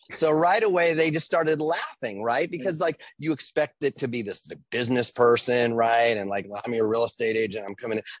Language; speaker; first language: English; native; English